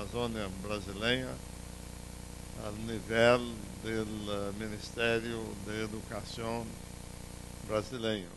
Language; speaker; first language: Portuguese; non-native, fluent; Spanish